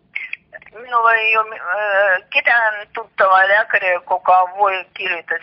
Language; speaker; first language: Finnish; non-native, learner; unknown